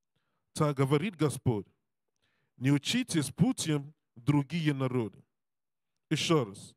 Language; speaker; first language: Russian; non-native, learner; English